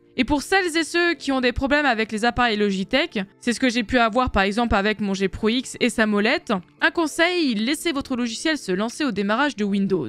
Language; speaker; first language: French; native; French